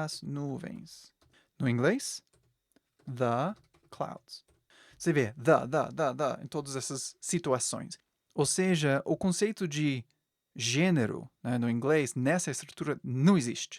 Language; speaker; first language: Portuguese; non-native, fluent; English